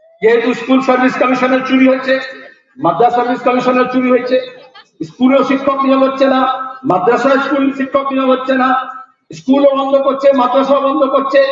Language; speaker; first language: Bangla; native; Bangla